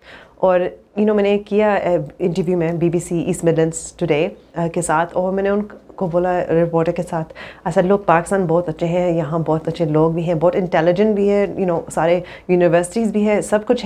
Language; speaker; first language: Hindi; early bilingual, heritage; English